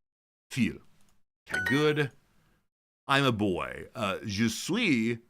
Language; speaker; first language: French; non-native, learner; English